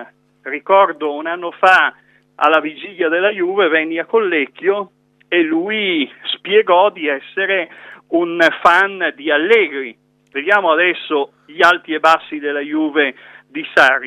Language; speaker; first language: Italian; native; Italian